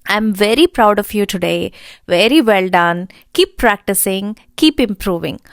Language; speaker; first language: English; non-native, local second language; Telugu